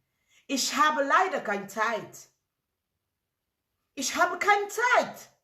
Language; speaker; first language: German; non-native, learner; French